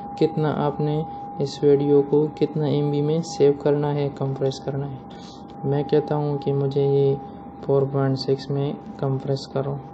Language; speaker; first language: Urdu; non-native, local second language; Punjabi